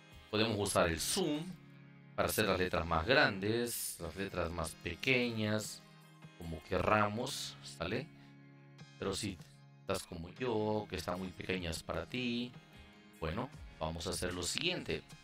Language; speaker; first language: Spanish; native; Spanish